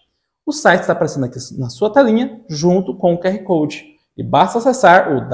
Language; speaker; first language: Portuguese; native; Portuguese